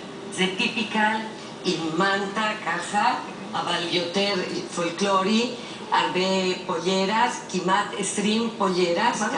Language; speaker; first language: Hebrew; non-native, fluent; Spanish